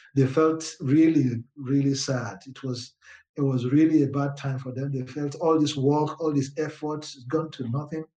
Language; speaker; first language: English; non-native, local second language; Yoruba